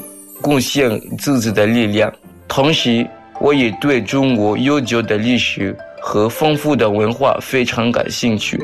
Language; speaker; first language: Chinese; non-native, fluent; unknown